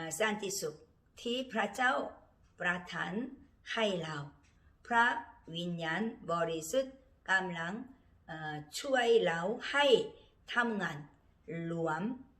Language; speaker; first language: Thai; non-native, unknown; Korean